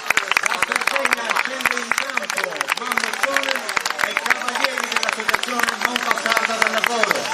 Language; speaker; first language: Italian; native; Italian